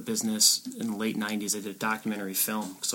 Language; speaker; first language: English; native; English